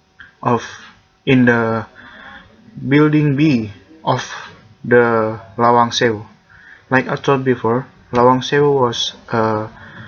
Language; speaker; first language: English; non-native, learner; Indonesian